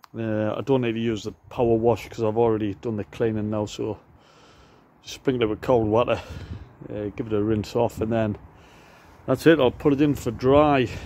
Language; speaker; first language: English; native; English